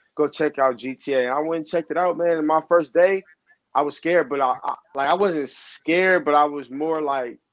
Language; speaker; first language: English; native; English